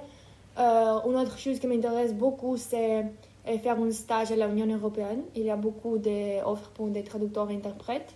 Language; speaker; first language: French; non-native, fluent; Ukrainian